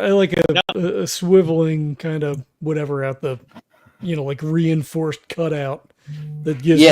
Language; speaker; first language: English; native; English